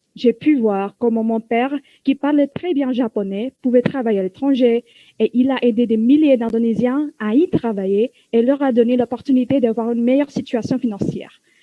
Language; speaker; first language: French; non-native, fluent; Indonesian